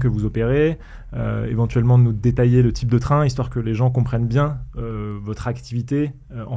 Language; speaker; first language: French; native; French